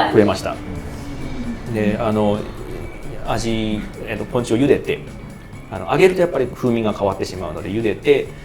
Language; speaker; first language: Japanese; native; Japanese